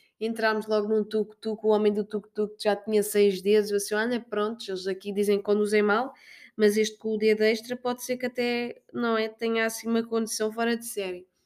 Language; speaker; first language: Portuguese; native; Portuguese